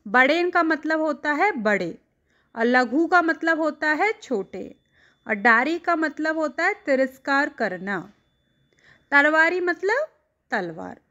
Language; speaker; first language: Hindi; native; Hindi